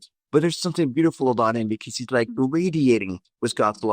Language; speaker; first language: English; non-native, fluent; French